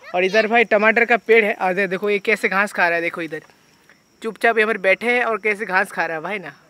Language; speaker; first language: Hindi; non-native, local second language; Bangla